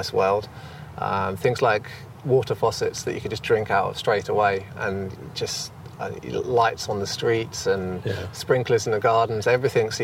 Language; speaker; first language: English; native; English